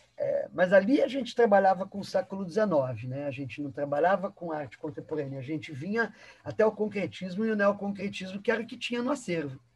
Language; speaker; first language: Portuguese; early bilingual, other home language; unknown